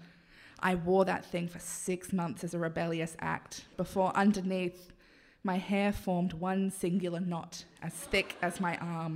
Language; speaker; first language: English; native; English